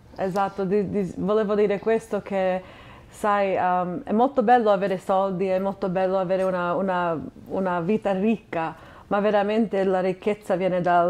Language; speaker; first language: Italian; non-native, fluent; English